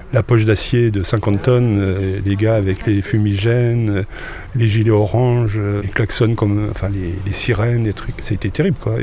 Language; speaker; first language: French; native; French